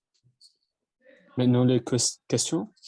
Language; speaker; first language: French; non-native, learner; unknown